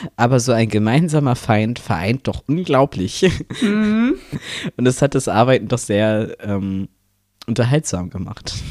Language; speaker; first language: German; native; German